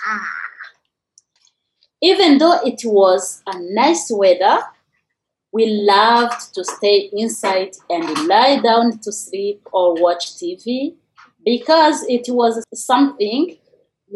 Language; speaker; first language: English; non-native, local second language; Kinyarwanda